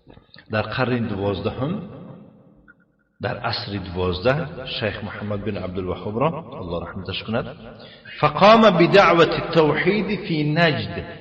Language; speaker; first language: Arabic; non-native, fluent; Tajik